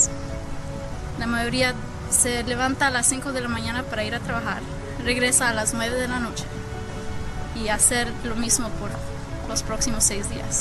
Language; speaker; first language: Spanish; early bilingual, heritage; Spanish